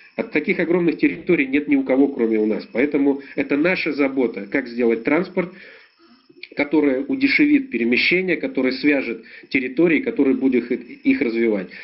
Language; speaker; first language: Russian; native; Russian